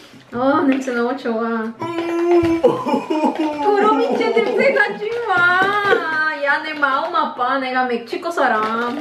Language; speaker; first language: Korean; non-native, learner; Spanish